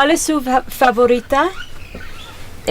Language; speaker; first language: Spanish; non-native, learner; English